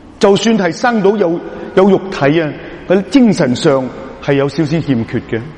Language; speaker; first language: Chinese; non-native, local second language; Cantonese